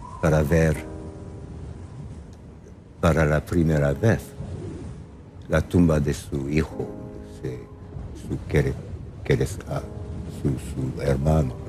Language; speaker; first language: Spanish; non-native, fluent; English